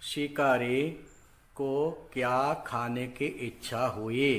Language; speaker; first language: Hindi; non-native, local second language; Gujarati